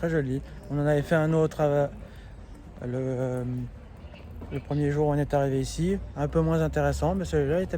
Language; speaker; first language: French; native; French